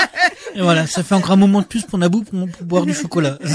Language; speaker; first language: French; native; French